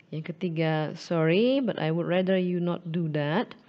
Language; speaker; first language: English; non-native, fluent; Indonesian